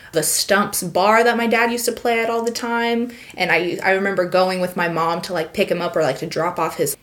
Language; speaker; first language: English; native; English